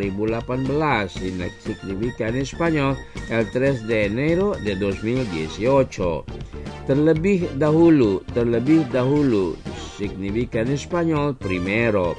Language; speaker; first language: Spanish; non-native, fluent; Indonesian